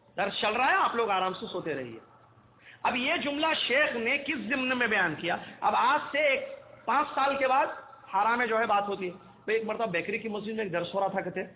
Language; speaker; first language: Urdu; native; Urdu